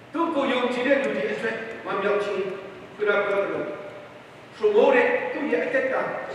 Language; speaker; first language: Burmese; non-native, local second language; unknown